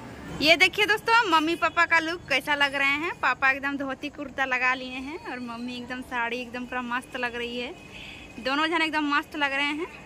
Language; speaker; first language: Hindi; native; Hindi